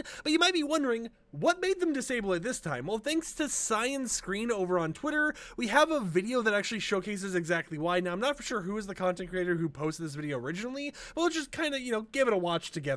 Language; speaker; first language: English; native; English